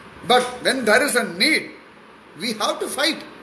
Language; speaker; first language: English; non-native, local second language; Tamil